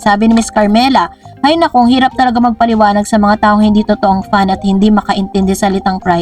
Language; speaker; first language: Filipino; native; Filipino